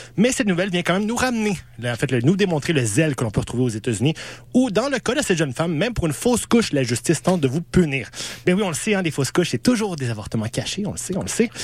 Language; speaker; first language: French; native; French